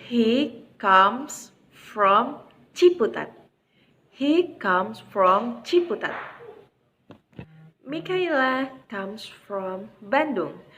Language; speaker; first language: English; non-native, fluent; Indonesian